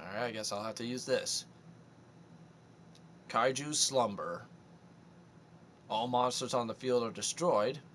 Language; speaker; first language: English; native; English